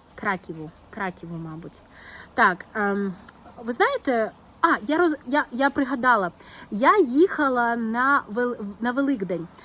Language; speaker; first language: Ukrainian; non-native, local second language; Russian